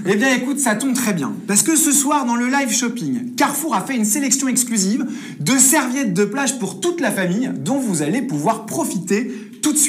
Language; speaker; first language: French; native; French